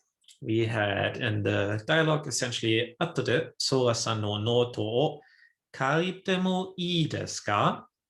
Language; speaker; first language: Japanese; non-native, fluent; English